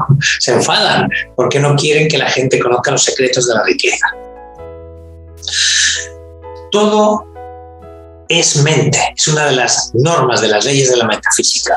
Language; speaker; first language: Spanish; native; Spanish